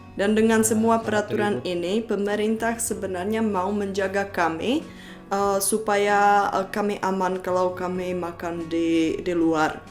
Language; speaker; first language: Indonesian; non-native, fluent; Czech